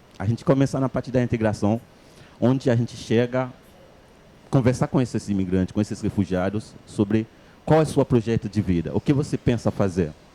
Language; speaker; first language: Portuguese; non-native, fluent; Haitian Creole